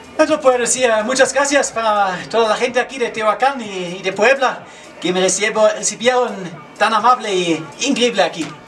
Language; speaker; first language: Spanish; non-native, fluent; German